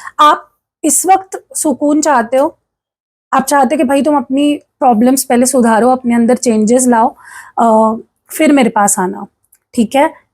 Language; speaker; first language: Hindi; non-native, local second language; Marathi